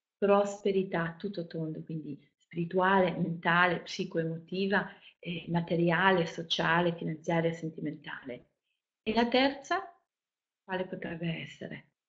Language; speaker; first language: Italian; non-native, fluent; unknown